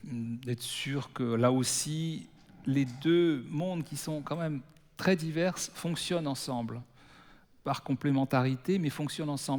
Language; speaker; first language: French; native; French